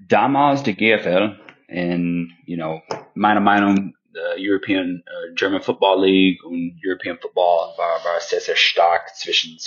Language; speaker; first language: German; non-native, fluent; English